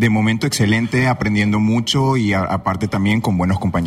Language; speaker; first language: Spanish; native; Spanish